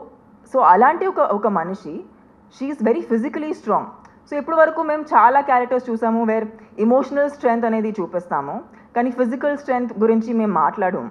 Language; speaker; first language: Telugu; non-native, fluent; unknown